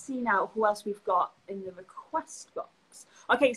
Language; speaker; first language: English; native; English